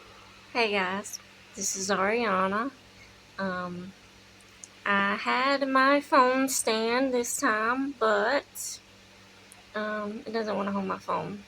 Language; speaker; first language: English; native; English